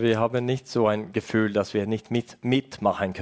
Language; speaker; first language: German; non-native, fluent; Estonian